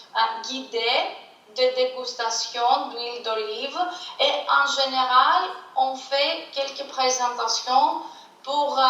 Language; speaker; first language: French; non-native, fluent; Greek